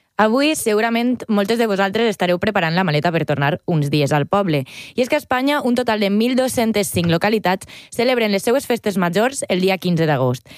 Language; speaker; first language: Catalan; native; Catalan